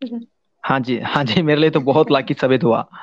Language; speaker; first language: Hindi; non-native, local second language; Kok Borok